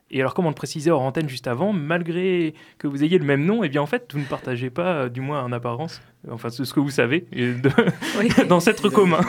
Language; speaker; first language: French; native; French